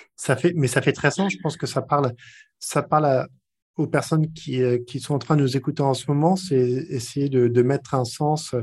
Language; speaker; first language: French; native; French